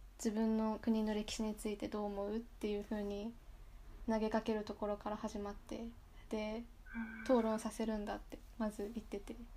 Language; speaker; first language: Japanese; native; Japanese